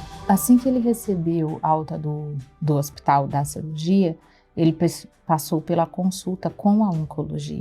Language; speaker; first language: Portuguese; native; Portuguese